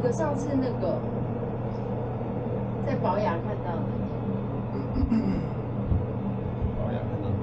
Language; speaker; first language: Chinese; native; Chinese